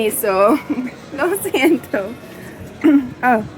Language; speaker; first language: Spanish; non-native, learner; English